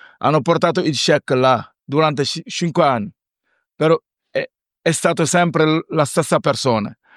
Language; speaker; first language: Italian; non-native, fluent; Wolof